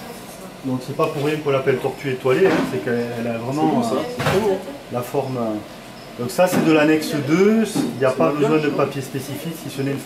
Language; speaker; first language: French; native; French